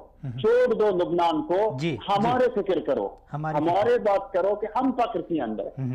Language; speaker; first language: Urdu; non-native, fluent; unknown